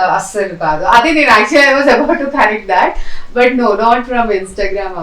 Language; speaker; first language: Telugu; non-native, local second language; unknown